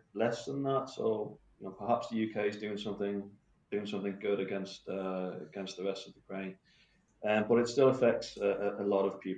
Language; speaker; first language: English; native; English